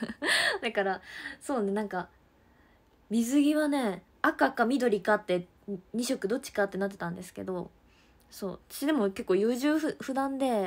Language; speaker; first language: Japanese; native; Japanese